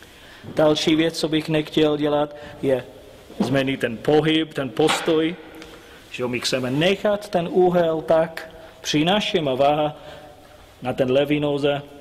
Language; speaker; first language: Czech; non-native, learner; English